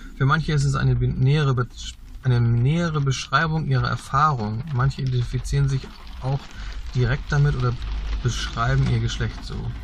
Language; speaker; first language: German; native; German